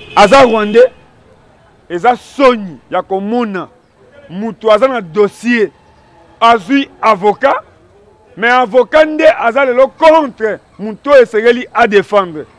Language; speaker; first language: Lingala; native; Lingala